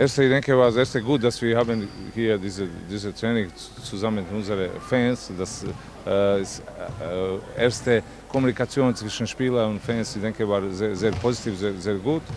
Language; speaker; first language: German; non-native, learner; Serbian